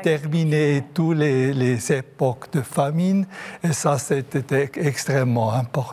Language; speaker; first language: French; non-native, local second language; German